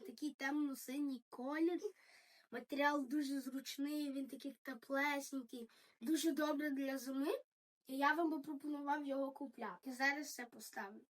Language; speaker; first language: Ukrainian; early bilingual, heritage; Ukrainian